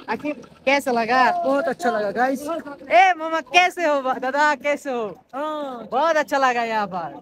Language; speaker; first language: Hindi; non-native, learner; Bangla